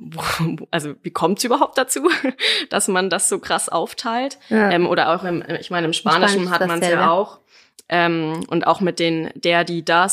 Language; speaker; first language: German; native; German